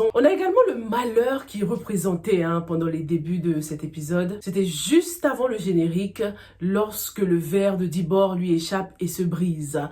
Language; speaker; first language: French; native; French